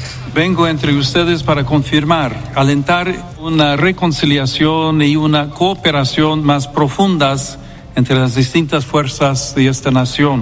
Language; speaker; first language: Spanish; non-native, fluent; English